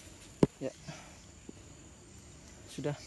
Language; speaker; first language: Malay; non-native, local second language; Javanese